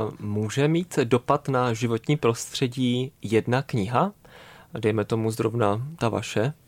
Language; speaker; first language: Czech; native; Czech